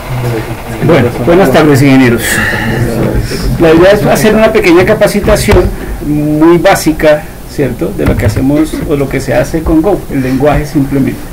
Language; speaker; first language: Spanish; native; Spanish